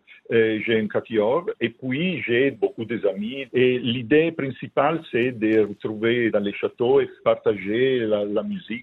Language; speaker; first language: French; non-native, learner; Italian